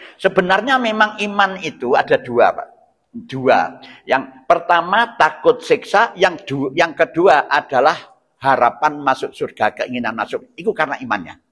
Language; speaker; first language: Indonesian; non-native, local second language; Javanese